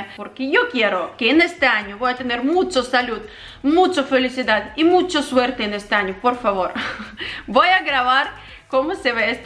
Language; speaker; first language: Spanish; non-native, fluent; Ukrainian